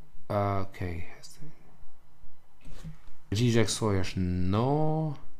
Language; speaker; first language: English; non-native, learner; Albanian